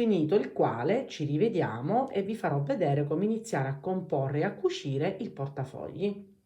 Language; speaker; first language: Italian; native; Italian